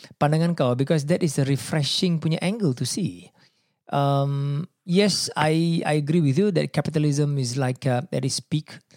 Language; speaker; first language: English; non-native, local second language; Malay